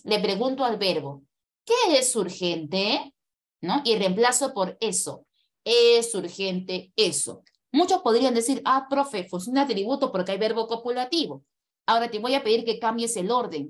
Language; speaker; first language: Spanish; native; Spanish